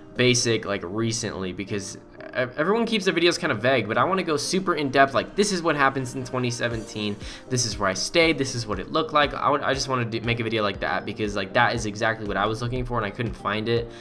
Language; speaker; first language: English; native; English